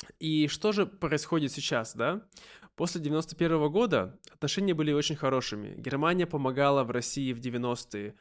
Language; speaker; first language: Russian; native; Russian